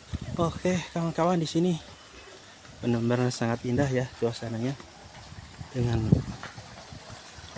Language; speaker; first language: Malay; non-native, local second language; Sundanese